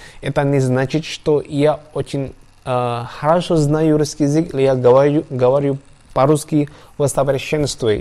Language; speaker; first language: Russian; non-native, learner; Javanese